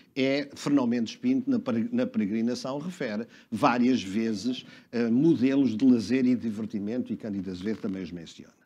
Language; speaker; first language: Portuguese; native; Portuguese